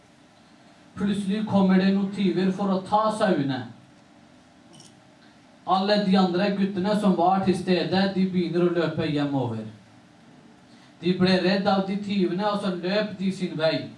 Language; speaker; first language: Norwegian; non-native, local second language; Urdu